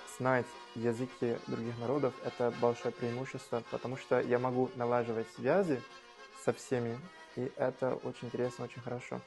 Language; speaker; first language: Russian; non-native, fluent; Portuguese